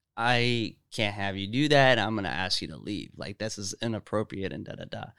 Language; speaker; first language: English; native; English